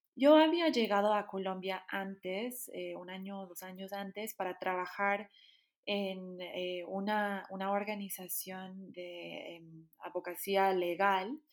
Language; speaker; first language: Spanish; non-native, fluent; English